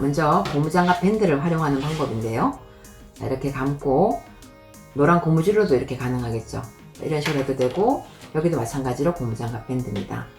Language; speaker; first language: Korean; native; Korean